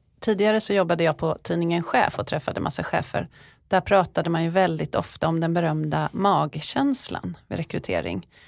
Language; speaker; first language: Swedish; native; Swedish